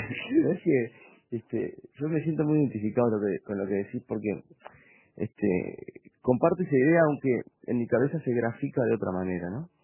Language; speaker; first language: Spanish; native; Spanish